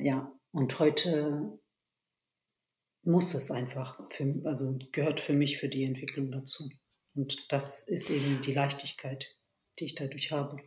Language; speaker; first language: German; early bilingual, other home language; Turkish